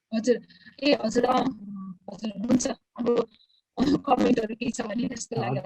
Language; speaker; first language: Nepali; native; Nepali